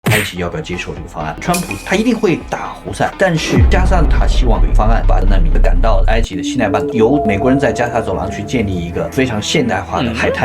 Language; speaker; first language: Chinese; native; Chinese